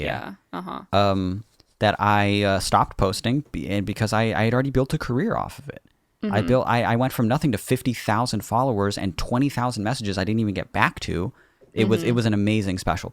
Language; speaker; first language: English; native; English